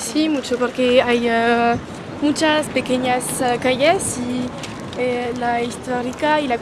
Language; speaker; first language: Spanish; non-native, learner; French